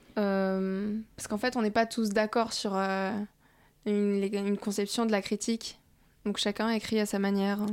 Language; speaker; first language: French; non-native, fluent; Russian